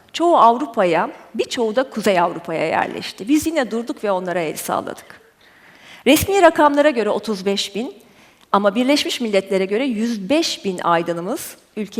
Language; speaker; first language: Turkish; native; Turkish